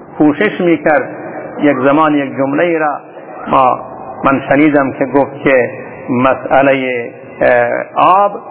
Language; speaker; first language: Persian; non-native, local second language; Baluchi